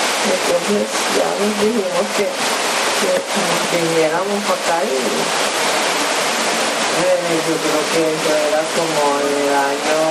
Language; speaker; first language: Spanish; early bilingual, other home language; Japanese